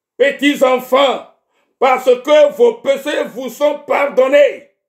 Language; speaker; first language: French; non-native, local second language; Ewe